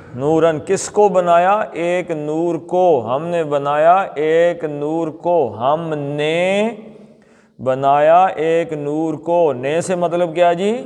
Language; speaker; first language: Urdu; native; Urdu